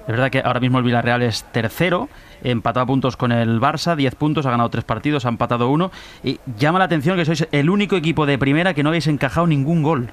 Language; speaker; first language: Spanish; native; Spanish